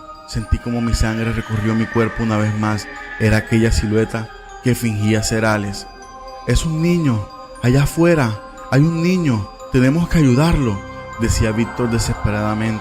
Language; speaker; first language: Spanish; native; Spanish